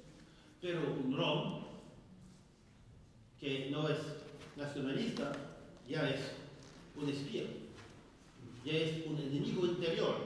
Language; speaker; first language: Spanish; non-native, fluent; French